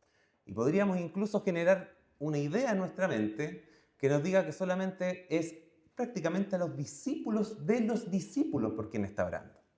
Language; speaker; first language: Spanish; native; Spanish